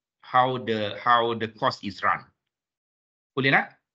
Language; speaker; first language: English; non-native, local second language; Malay